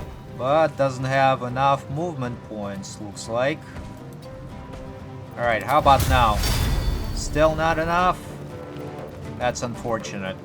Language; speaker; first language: English; native; English